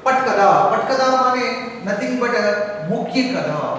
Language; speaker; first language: Hindi; non-native, local second language; Telugu